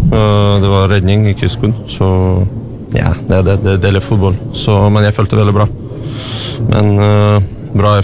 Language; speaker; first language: Norwegian; non-native, learner; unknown